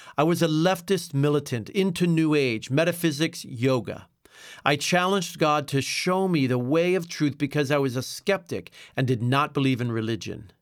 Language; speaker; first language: English; native; English